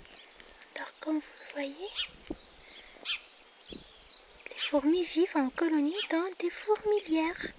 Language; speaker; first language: French; non-native, local second language; Arabic